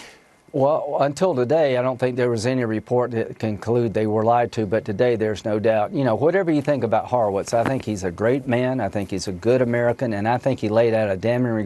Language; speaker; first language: English; native; English